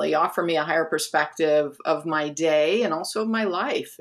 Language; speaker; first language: English; native; English